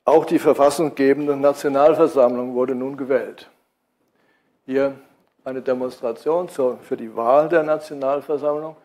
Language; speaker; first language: German; native; German